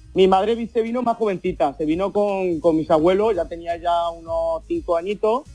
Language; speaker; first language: Spanish; early bilingual, heritage; Spanish